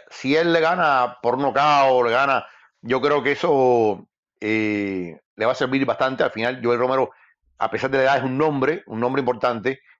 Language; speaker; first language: Spanish; native; Spanish